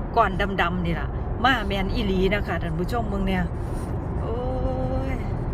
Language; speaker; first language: Thai; native; Thai